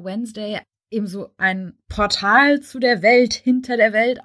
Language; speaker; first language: German; native; German